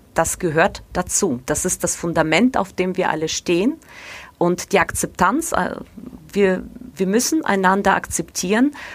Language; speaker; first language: German; non-native, fluent; Ukrainian